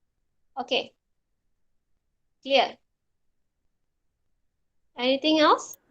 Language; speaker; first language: English; non-native, local second language; Malay